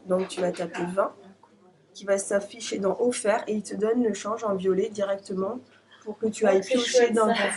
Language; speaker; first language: French; native; French